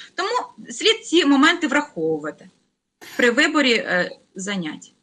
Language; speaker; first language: Ukrainian; native; Ukrainian